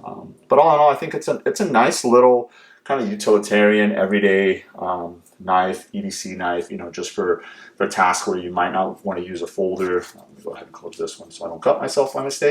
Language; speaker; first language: English; native; English